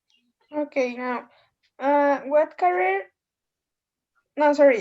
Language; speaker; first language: English; non-native, learner; Spanish